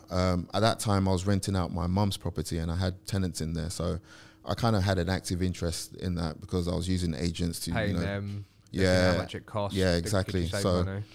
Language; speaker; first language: English; native; English